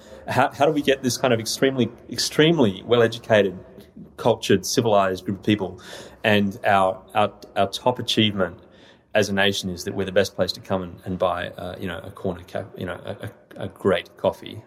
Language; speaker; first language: English; native; English